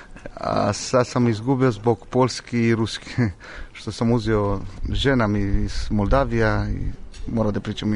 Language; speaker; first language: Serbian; non-native, learner; Romanian